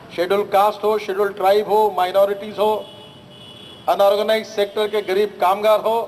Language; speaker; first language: Hindi; non-native, local second language; Marathi